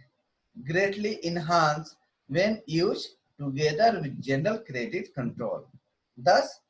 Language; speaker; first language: English; non-native, local second language; Hindi